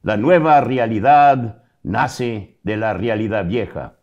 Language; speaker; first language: Spanish; early bilingual, heritage; Spanish